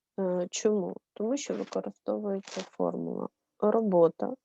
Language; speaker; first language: Ukrainian; native; Ukrainian